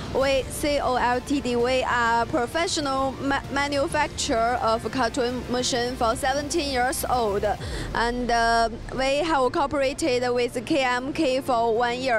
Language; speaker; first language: English; non-native, learner; Chinese